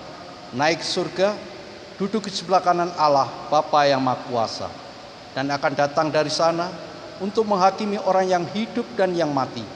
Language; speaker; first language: Indonesian; native; Indonesian